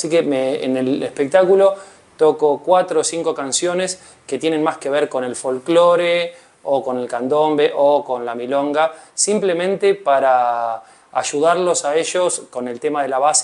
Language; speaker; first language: Spanish; native; Spanish